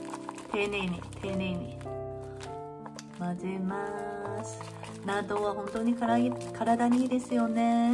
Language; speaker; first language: Japanese; non-native, fluent; Chinese